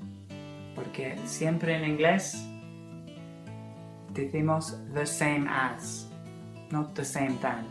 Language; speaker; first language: Spanish; non-native, fluent; English